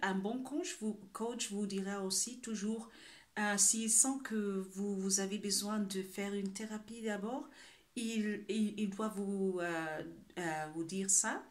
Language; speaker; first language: French; non-native, fluent; Spanish